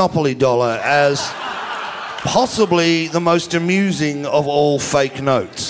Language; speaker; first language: English; native; English